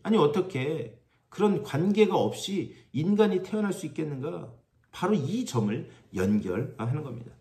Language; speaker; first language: Korean; native; Korean